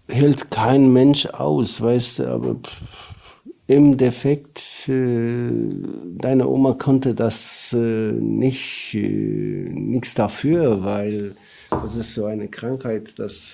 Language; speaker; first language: German; non-native, learner; Polish